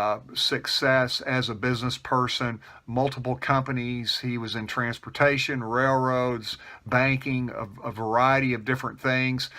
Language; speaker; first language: English; native; English